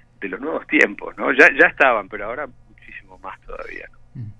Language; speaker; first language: Spanish; native; Spanish